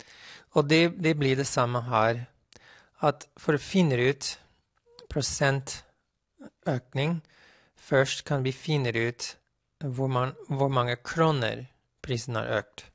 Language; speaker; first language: Norwegian; non-native, fluent; English